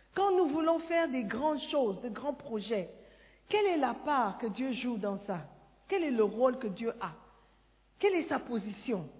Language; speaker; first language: French; non-native, fluent; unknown